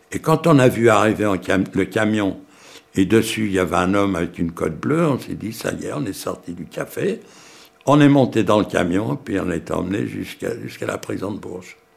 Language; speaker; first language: French; early bilingual, other home language; Yiddish